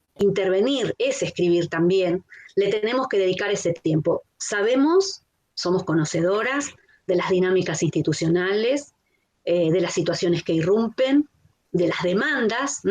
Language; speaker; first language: Spanish; native; Spanish